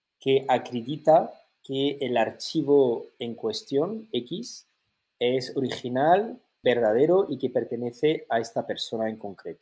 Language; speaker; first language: Spanish; native; Spanish